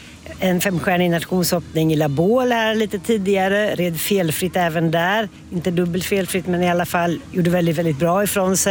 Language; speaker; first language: Swedish; native; Swedish